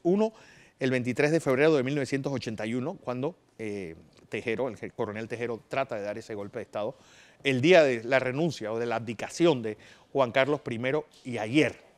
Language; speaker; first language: Spanish; native; Spanish